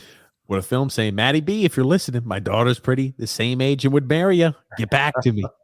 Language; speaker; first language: English; native; English